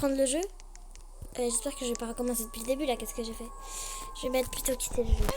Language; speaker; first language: French; native; French